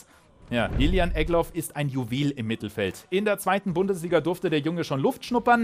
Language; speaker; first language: German; native; German